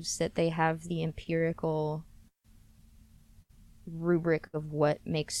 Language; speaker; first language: English; native; English